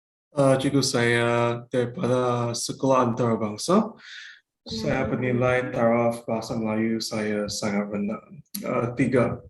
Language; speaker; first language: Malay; non-native, local second language; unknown